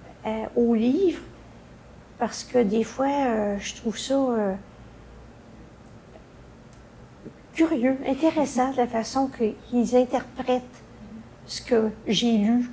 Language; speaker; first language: French; native; French